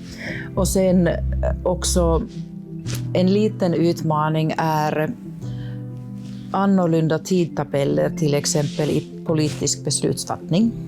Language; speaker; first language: Swedish; non-native, local second language; Finnish